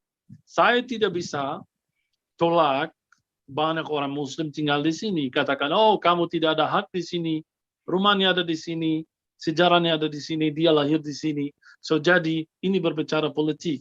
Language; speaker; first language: Indonesian; non-native, fluent; Arabic